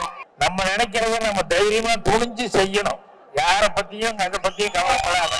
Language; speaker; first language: Tamil; native; Tamil